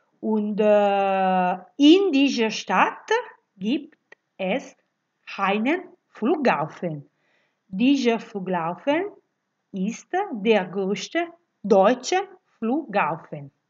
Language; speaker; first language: German; non-native, learner; Italian